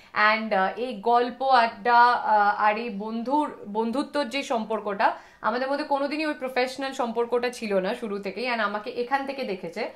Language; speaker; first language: Bangla; native; Bangla